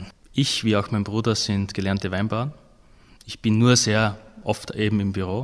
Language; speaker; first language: German; native; German